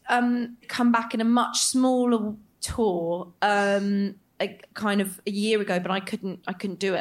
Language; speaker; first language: English; native; English